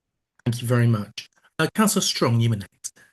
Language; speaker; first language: English; native; English